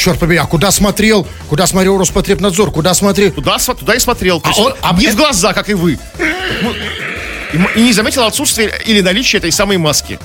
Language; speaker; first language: Russian; native; Russian